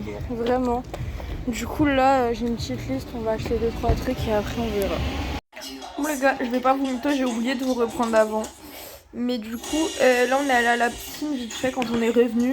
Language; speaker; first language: French; native; French